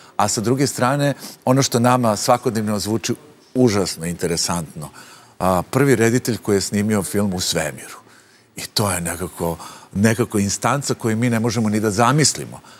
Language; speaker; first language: Serbian; native; Serbian